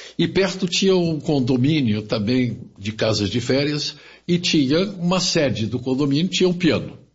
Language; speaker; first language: Portuguese; early bilingual, other home language; German